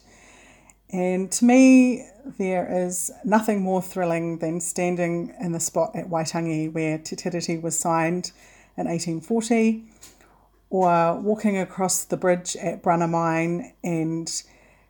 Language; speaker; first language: English; native; English